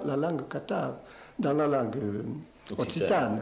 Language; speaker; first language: French; non-native, local second language; Occitan